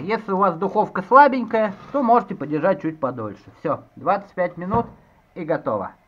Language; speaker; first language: Russian; native; Russian